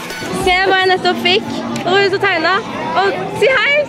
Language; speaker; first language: Norwegian; native; Norwegian